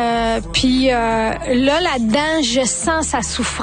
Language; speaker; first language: French; native; French